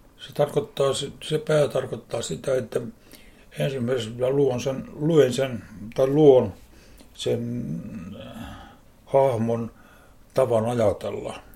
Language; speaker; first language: Finnish; native; Finnish